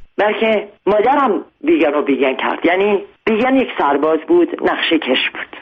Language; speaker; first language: Persian; non-native, local second language; Armenian